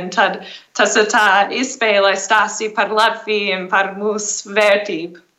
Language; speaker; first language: Latvian; early bilingual, heritage; English